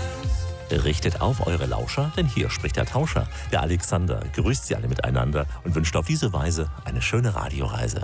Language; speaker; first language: German; native; German